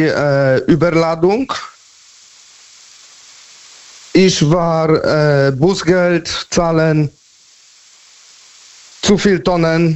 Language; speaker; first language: German; non-native, learner; Polish